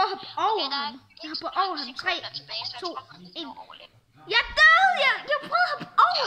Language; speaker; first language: Danish; early bilingual, other home language; Arabic